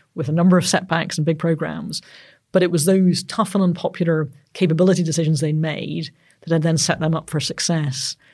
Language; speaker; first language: English; native; English